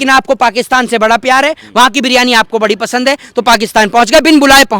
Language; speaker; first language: Hindi; native; Hindi